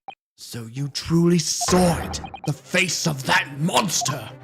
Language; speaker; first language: English; native; English